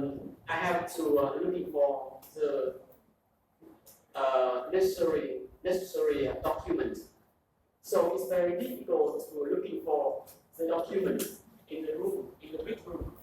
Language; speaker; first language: English; non-native, fluent; Vietnamese